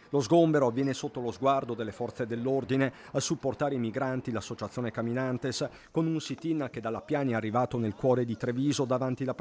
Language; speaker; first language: Italian; native; Italian